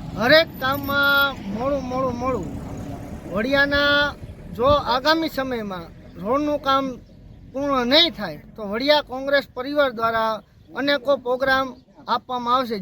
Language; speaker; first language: Gujarati; native; Gujarati